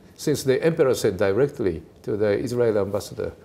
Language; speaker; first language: English; non-native, fluent; Japanese